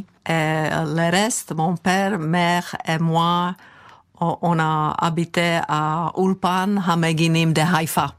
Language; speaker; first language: French; non-native, fluent; Czech